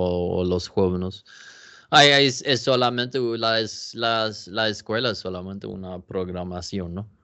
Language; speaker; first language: Spanish; non-native, learner; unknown